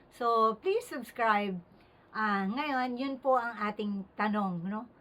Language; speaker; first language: Filipino; native; Filipino